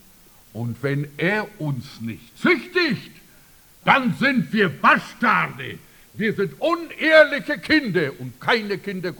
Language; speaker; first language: German; early bilingual, heritage; German